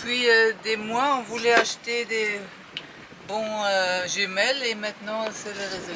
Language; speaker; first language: French; non-native, fluent; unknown